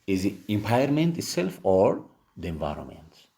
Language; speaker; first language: English; non-native, local second language; Amharic